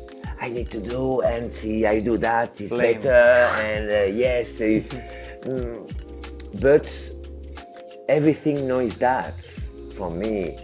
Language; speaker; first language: English; non-native, learner; French